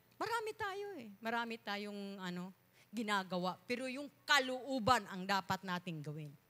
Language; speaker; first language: Filipino; non-native, local second language; Cebuano